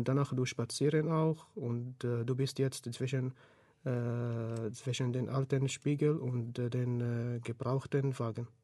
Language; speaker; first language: German; non-native, learner; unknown